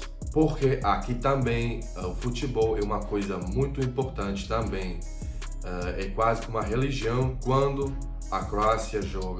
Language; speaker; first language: Portuguese; non-native, fluent; Croatian